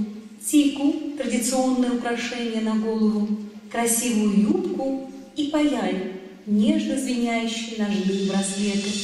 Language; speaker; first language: Russian; native; Russian